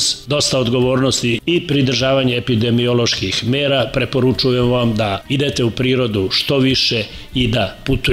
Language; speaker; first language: Serbian; native; Serbian